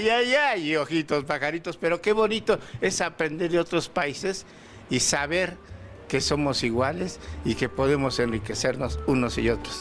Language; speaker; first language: Spanish; native; Spanish